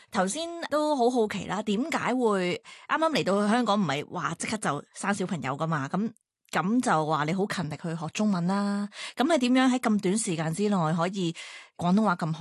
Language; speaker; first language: Cantonese; native; Cantonese